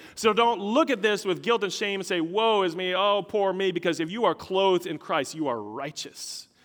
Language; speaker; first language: English; native; English